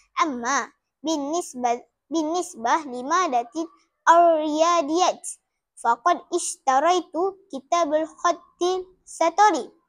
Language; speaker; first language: Arabic; non-native, learner; Malay